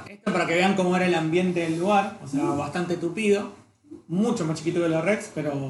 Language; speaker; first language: Spanish; native; Spanish